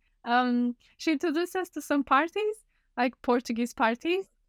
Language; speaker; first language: English; non-native, fluent; Romanian